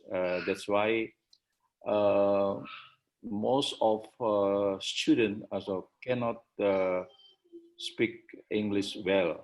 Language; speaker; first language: English; non-native, learner; Indonesian